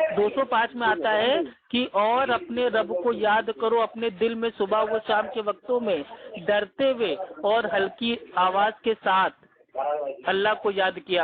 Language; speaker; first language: Hindi; native; Hindi